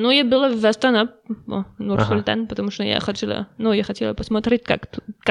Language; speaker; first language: Russian; non-native, learner; French